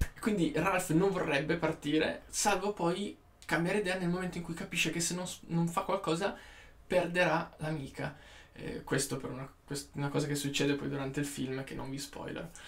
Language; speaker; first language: Italian; native; Italian